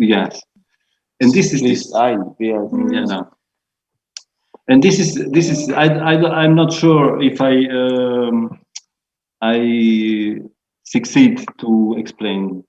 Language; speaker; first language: English; non-native, fluent; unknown